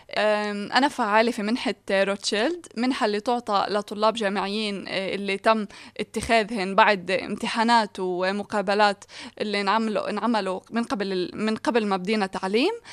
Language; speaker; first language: Arabic; native; Arabic